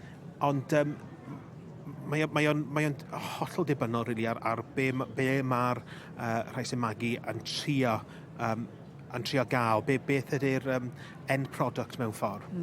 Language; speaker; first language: Welsh; native; Welsh